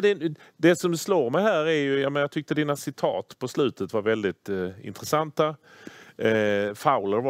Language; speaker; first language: Swedish; native; Swedish